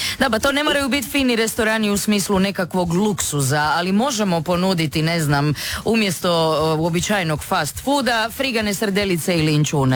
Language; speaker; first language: Serbian; native; Serbian